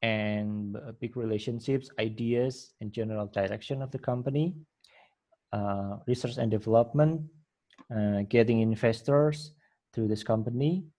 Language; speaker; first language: English; non-native, fluent; Indonesian